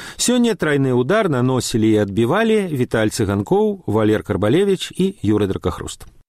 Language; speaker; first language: Belarusian; native; Belarusian